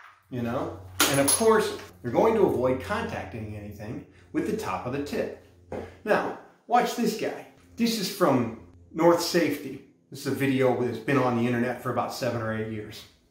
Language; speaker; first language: English; native; English